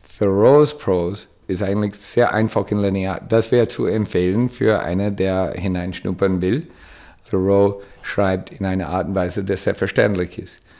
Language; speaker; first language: German; non-native, fluent; English